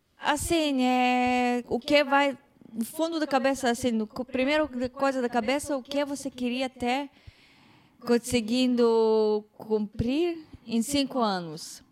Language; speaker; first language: Portuguese; non-native, fluent; Hebrew